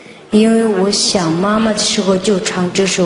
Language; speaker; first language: Chinese; non-native, local second language; Mongolian